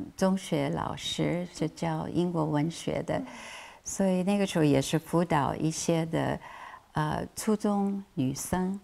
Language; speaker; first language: Chinese; non-native, fluent; English